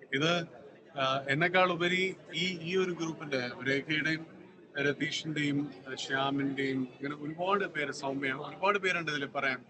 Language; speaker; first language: Malayalam; native; Malayalam